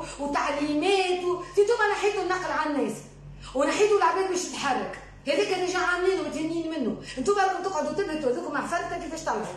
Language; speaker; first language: Arabic; native; Arabic